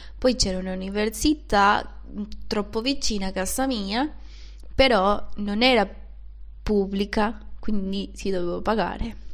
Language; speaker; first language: Italian; non-native, fluent; Spanish